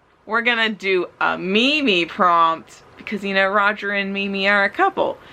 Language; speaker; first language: English; native; English